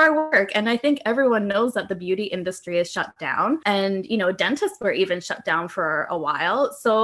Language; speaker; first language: English; native; English